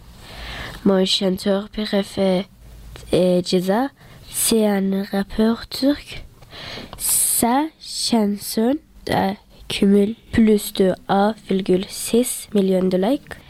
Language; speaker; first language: French; early bilingual, other home language; Turkish